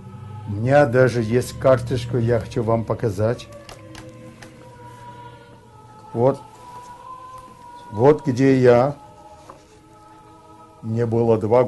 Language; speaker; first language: Russian; early bilingual, heritage; Russian